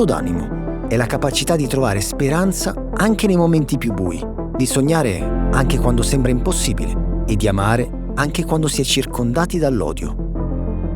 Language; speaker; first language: Italian; native; Italian